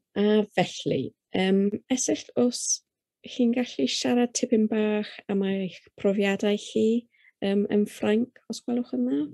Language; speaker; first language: Welsh; non-native, local second language; English